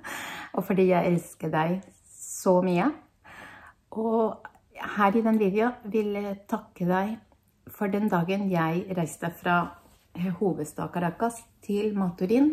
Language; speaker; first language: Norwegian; non-native, learner; Spanish